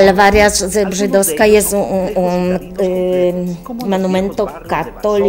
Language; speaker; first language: Spanish; non-native, learner; Polish